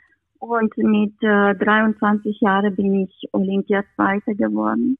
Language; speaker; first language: German; non-native, fluent; Romanian